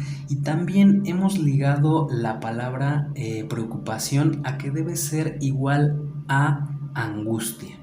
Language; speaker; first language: Spanish; native; Spanish